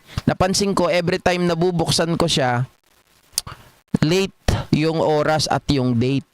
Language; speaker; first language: Filipino; native; Filipino